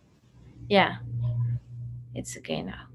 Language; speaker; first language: English; non-native, learner; Spanish